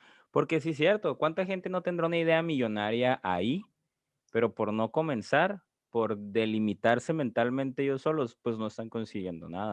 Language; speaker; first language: Spanish; native; Spanish